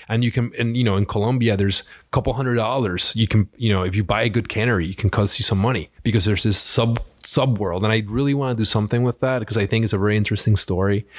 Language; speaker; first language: English; early bilingual, other home language; Spanish